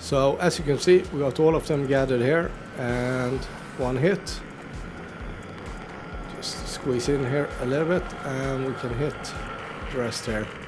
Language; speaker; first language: English; native; English